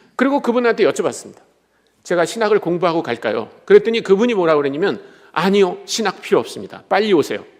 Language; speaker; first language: Korean; native; Korean